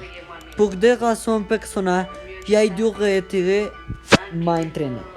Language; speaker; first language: French; non-native, learner; Spanish